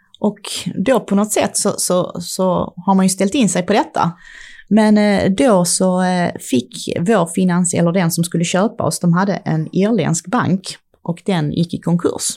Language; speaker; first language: Swedish; early bilingual, other home language; Czech